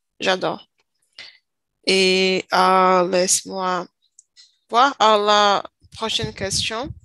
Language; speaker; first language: French; non-native, learner; Portuguese